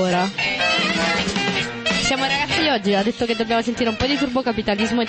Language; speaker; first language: Italian; native; Italian